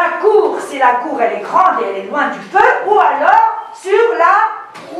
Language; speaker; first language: French; non-native, local second language; Arabic